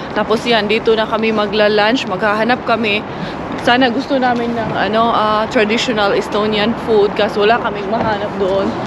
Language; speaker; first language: Filipino; non-native, local second language; Cebuano